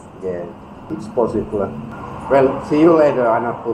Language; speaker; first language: English; non-native, learner; Finnish